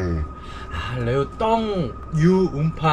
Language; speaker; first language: Thai; non-native, learner; Korean